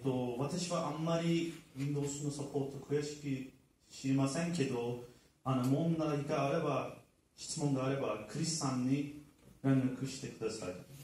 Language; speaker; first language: Japanese; non-native, learner; Turkish